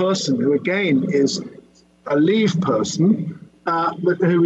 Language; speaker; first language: English; native; English